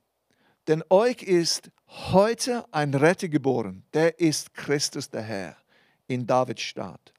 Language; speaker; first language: German; non-native, fluent; English